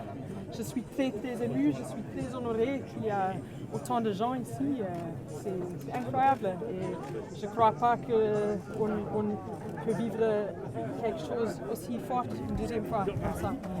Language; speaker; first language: French; non-native, fluent; Afrikaans